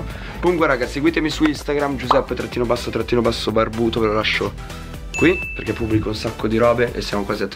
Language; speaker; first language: Italian; native; Italian